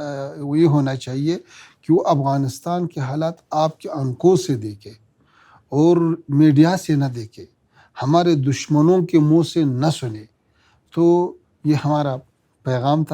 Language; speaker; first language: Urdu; non-native, learner; Pashto